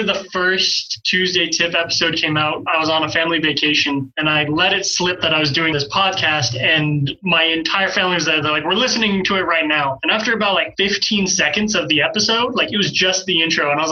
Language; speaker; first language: English; native; English